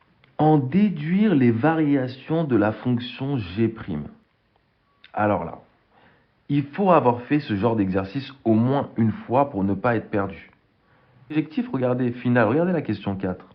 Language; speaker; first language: French; native; French